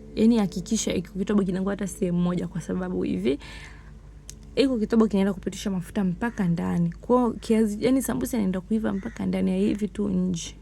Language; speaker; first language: Swahili; native; Swahili